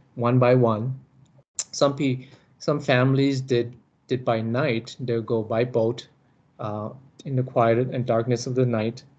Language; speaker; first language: English; early bilingual, other home language; Lao